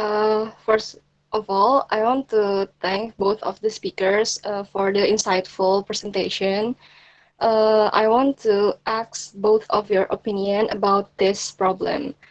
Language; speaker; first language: English; non-native, learner; Indonesian